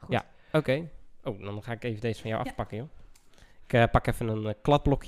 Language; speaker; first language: Dutch; native; Dutch